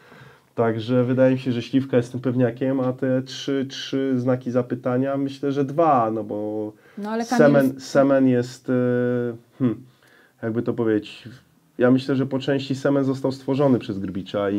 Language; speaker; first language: Polish; native; Polish